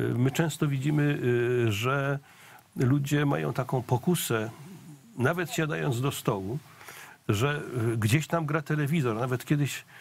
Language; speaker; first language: Polish; native; Polish